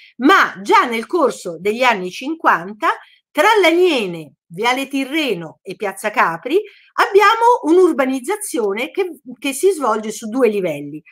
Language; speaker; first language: Italian; native; Italian